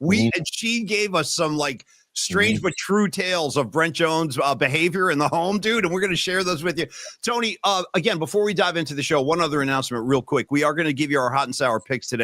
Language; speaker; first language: English; native; English